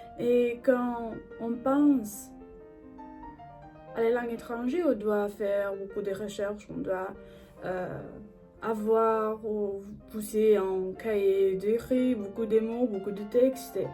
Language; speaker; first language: French; non-native, learner; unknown